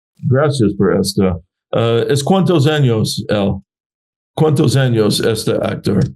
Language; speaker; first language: Spanish; non-native, learner; English